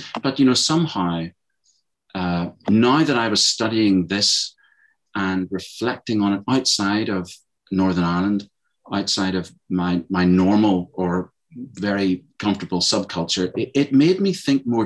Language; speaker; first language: English; native; English